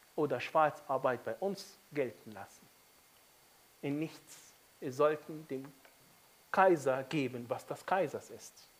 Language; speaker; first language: German; non-native, fluent; Arabic